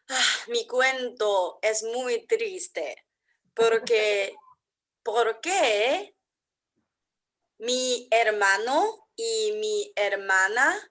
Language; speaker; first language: Spanish; non-native, learner; English